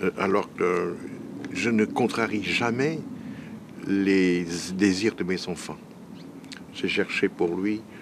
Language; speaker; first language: French; non-native, fluent; Vietnamese